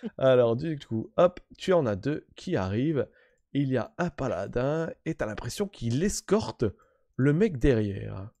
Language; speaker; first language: French; native; French